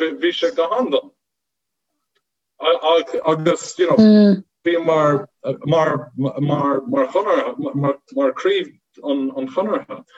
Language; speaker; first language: Irish; non-native, fluent; English